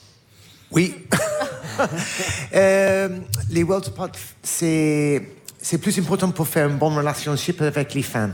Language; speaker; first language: French; non-native, learner; English